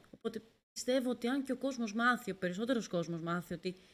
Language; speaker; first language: Greek; native; Greek